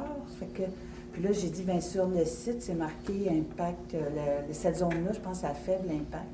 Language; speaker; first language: French; native; French